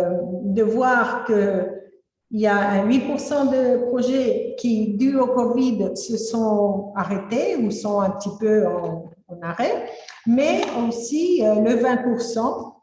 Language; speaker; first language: French; non-native, fluent; Spanish